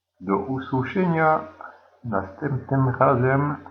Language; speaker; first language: Polish; non-native, learner; French